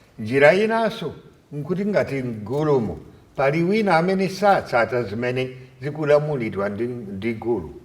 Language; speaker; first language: Nyanja; non-native, fluent; French